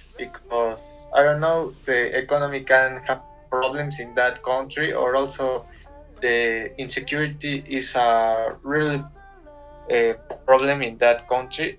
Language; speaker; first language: English; non-native, learner; Spanish